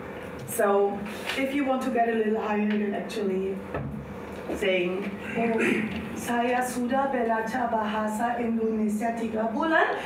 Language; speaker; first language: Indonesian; non-native, fluent; German